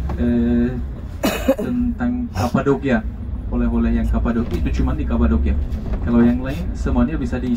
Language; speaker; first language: Indonesian; non-native, fluent; Turkish